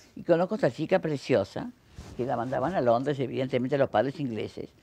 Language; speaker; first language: Spanish; native; Spanish